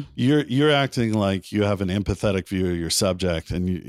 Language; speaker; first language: English; native; English